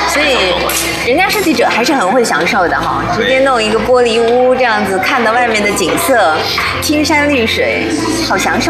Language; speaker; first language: Chinese; native; Chinese